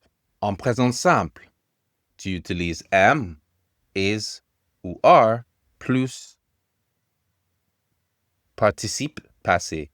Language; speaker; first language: French; non-native, learner; English